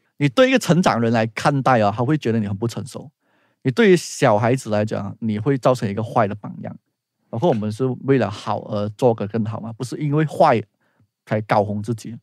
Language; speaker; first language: Chinese; native; Chinese